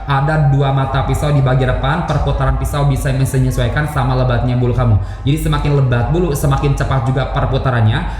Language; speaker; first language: Indonesian; native; Indonesian